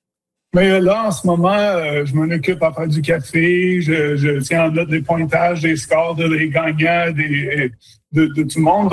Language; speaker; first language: French; native; French